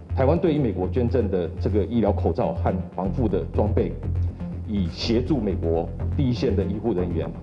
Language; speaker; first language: Chinese; native; Chinese